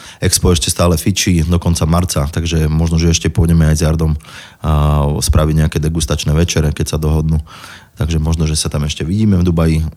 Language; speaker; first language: Slovak; native; Slovak